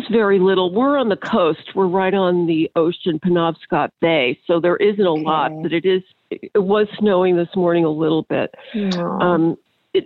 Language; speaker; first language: English; native; English